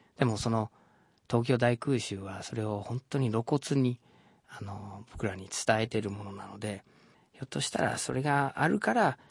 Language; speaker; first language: Japanese; non-native, fluent; English